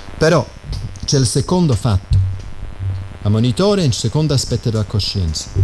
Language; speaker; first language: Italian; non-native, fluent; English